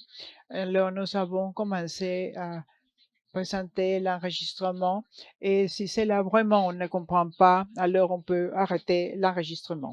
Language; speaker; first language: French; non-native, learner; English